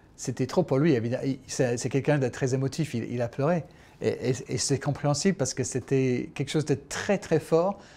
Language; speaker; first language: French; non-native, fluent; English